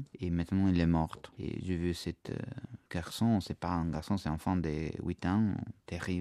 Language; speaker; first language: French; non-native, learner; Italian